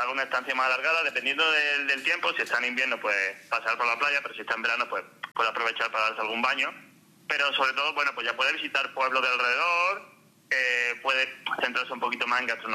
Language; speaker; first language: Spanish; native; Spanish